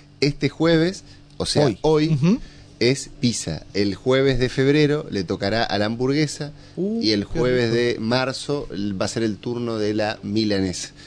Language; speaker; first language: Spanish; native; Spanish